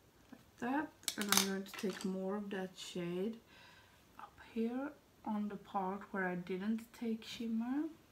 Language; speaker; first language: English; non-native, fluent; Swedish